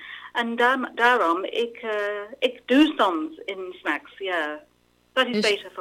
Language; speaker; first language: Dutch; non-native, learner; English